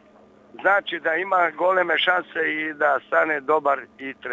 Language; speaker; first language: Bulgarian; non-native, learner; Serbian